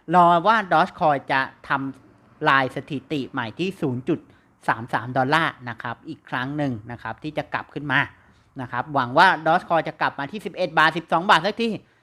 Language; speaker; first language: Thai; native; Thai